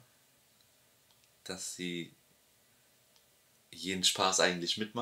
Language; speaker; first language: German; early bilingual, other home language; Albanian